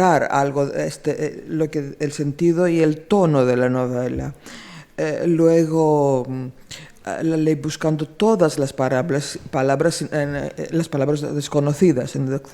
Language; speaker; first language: Spanish; non-native, fluent; Greek